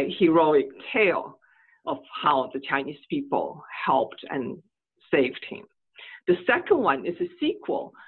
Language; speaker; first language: English; non-native, fluent; Chinese